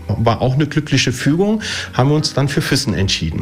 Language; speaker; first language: German; early bilingual, other home language; Italian